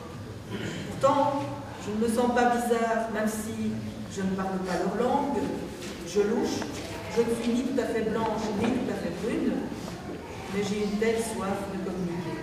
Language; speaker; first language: French; native; French